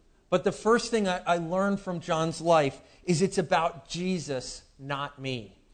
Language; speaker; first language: English; native; English